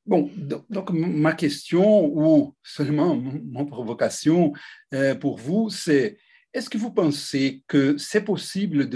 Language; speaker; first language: French; non-native, fluent; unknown